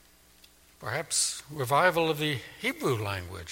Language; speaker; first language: English; native; English